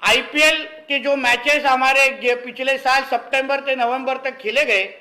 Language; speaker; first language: Hindi; non-native, local second language; Marathi